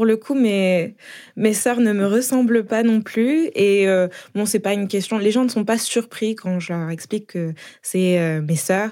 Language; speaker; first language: French; native; French